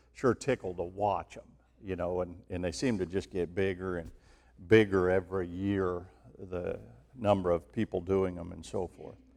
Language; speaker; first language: English; native; English